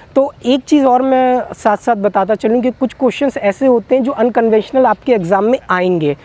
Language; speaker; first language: Hindi; native; Hindi